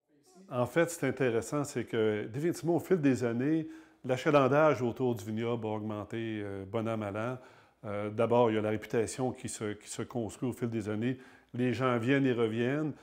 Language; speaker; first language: French; native; French